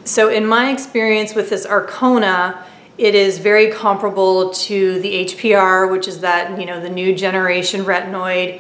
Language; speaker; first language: English; native; English